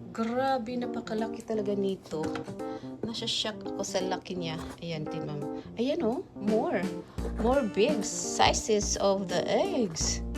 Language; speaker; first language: Filipino; native; Filipino